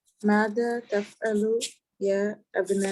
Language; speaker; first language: Arabic; non-native, learner; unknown